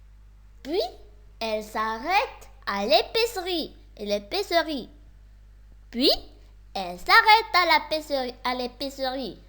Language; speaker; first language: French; non-native, local second language; Arabic